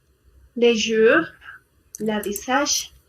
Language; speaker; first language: French; non-native, learner; Spanish